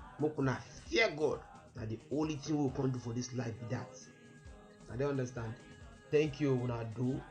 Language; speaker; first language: Nigerian Pidgin; native; Nigerian Pidgin